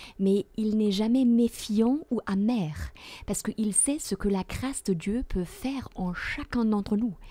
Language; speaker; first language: French; non-native, fluent; German